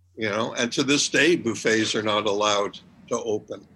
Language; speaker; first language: English; native; English